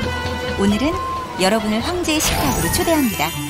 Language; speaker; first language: Korean; native; Korean